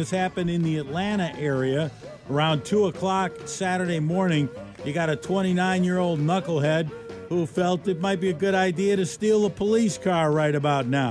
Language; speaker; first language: English; native; English